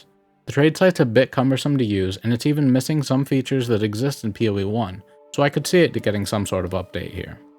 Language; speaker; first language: English; native; English